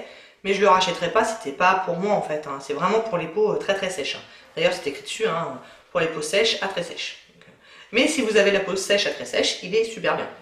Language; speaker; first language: French; native; French